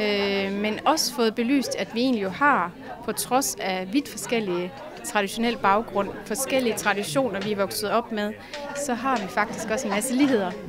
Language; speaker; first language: Danish; native; Danish